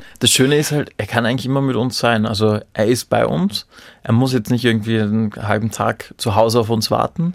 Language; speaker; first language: German; native; German